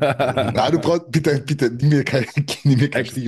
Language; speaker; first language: German; native; German